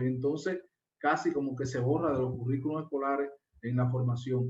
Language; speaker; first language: Spanish; native; Spanish